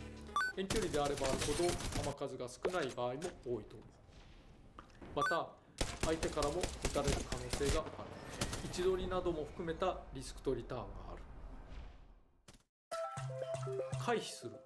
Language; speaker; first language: Japanese; native; Japanese